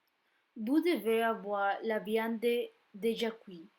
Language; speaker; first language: French; non-native, learner; Spanish